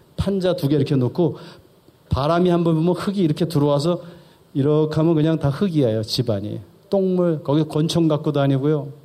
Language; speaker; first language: Korean; early bilingual, heritage; Korean